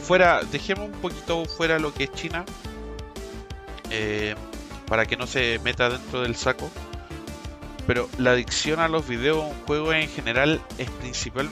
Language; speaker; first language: Spanish; native; Spanish